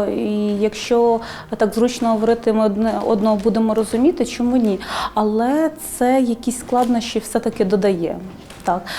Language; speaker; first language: Ukrainian; non-native, local second language; Russian